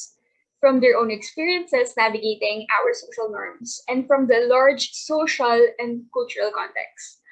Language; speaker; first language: English; non-native, local second language; Filipino